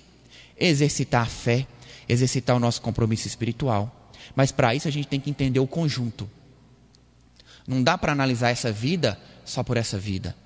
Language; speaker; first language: Portuguese; native; Portuguese